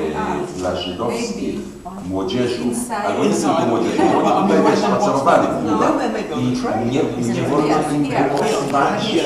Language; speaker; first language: Polish; non-native, fluent; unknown